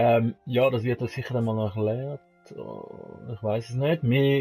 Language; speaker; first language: German; native; German